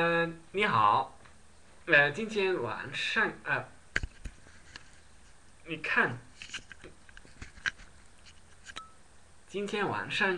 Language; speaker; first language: Chinese; non-native, learner; Dutch